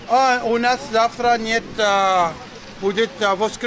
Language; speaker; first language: Russian; non-native, learner; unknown